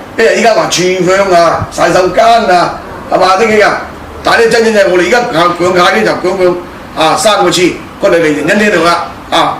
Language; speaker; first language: Cantonese; native; Cantonese